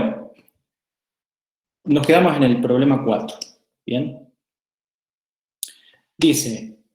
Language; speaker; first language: Spanish; native; Spanish